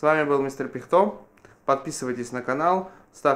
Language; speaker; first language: Russian; native; Russian